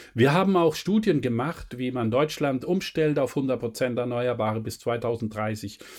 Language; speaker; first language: German; native; German